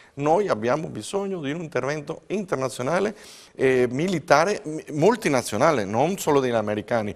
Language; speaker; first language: Italian; early bilingual, heritage; Spanish